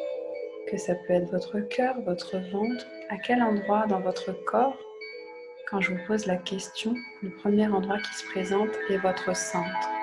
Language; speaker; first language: French; native; French